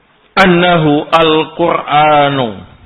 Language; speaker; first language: Arabic; non-native, fluent; Indonesian